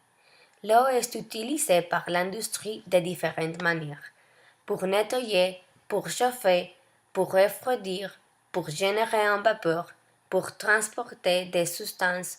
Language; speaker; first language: French; non-native, learner; Spanish